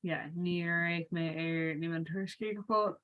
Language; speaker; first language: Irish; non-native, local second language; English